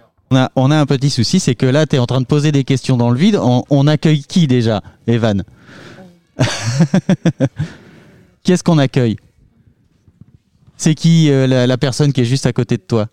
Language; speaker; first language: French; native; French